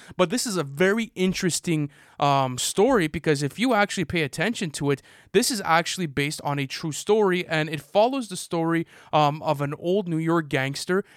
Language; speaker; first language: English; native; English